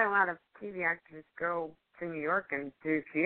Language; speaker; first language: English; early bilingual, other home language; Spanish